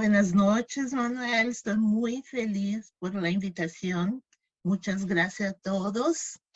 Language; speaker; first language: Spanish; non-native, fluent; Portuguese